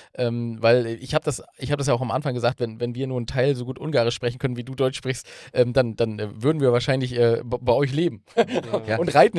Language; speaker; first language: German; native; German